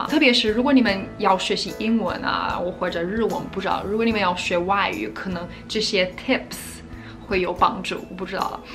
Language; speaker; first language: Chinese; non-native, fluent; English